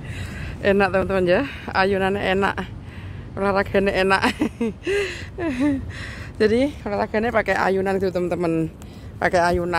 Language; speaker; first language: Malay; non-native, local second language; Javanese